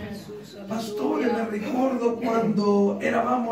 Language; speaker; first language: Italian; non-native, learner; Spanish